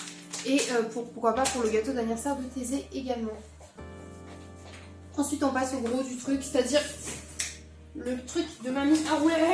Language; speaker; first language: French; native; French